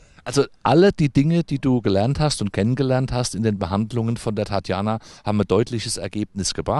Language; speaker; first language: German; native; German